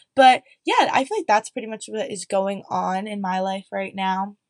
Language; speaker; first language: English; native; English